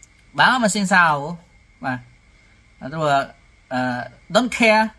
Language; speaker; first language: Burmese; non-native, learner; Khmer